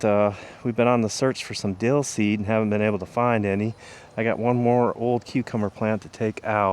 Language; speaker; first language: English; native; English